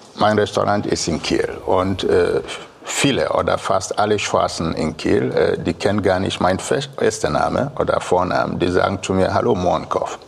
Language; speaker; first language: German; non-native, fluent; Igbo